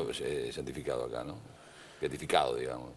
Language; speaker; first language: Spanish; native; Spanish